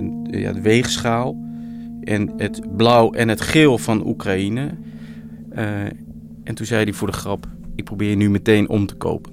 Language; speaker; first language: Dutch; native; Dutch